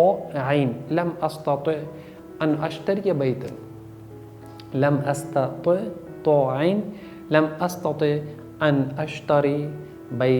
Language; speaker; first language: Arabic; non-native, fluent; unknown